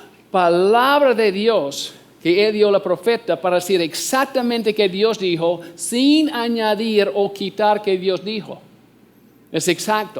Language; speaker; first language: Spanish; non-native, fluent; English